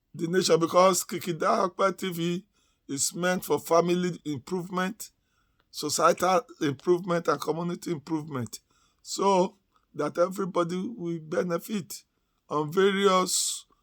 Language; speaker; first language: English; non-native, local second language; Yoruba